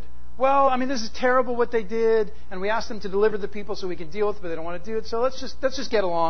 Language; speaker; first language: English; native; English